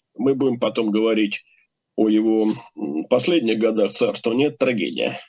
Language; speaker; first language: Russian; native; Russian